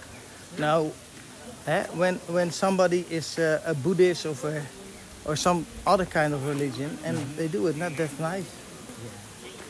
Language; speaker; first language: English; non-native, learner; Dutch